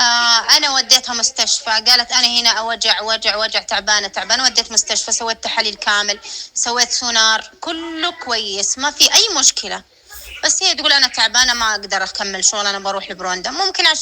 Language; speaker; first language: Arabic; non-native, learner; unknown